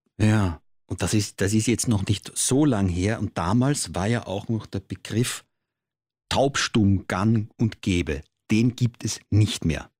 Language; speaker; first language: German; native; German